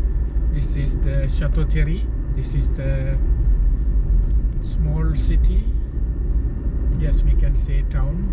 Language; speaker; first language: English; non-native, fluent; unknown